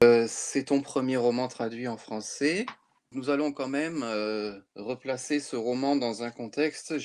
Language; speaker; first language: French; native; French